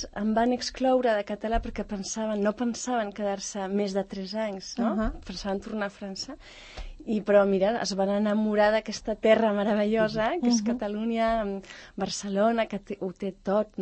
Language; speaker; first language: Catalan; non-native, local second language; French